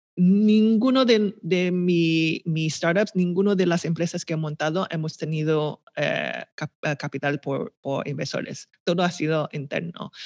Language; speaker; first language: Spanish; non-native, fluent; Chinese